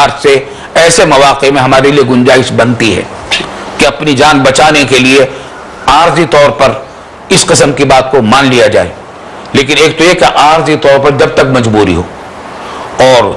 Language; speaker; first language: Urdu; native; Urdu